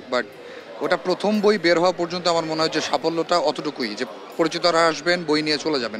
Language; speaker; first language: Bangla; native; Bangla